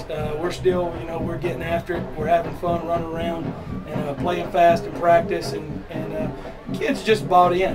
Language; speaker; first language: English; native; English